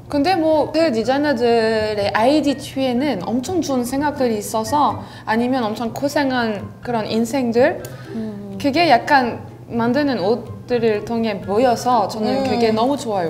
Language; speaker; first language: Korean; non-native, fluent; French